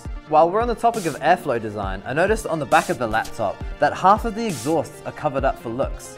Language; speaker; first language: English; native; English